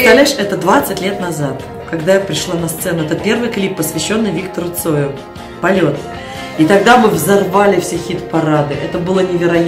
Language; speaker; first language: Russian; native; Russian